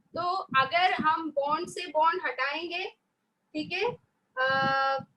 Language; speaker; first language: Hindi; non-native, local second language; Malayalam